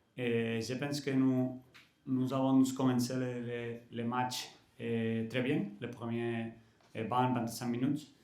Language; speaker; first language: French; non-native, learner; Catalan